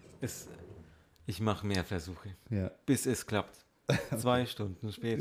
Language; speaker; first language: German; native; German